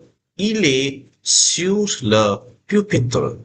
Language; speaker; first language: French; non-native, fluent; Hindi